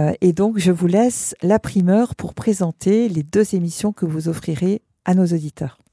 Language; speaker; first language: French; native; French